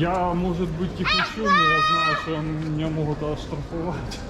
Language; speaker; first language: Russian; native; Russian